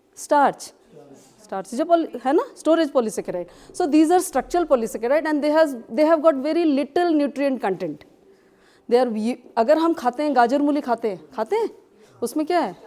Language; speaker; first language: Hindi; non-native, local second language; Kashmiri